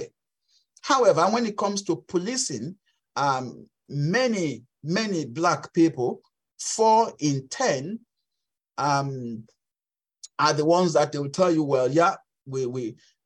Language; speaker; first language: English; non-native, local second language; Yoruba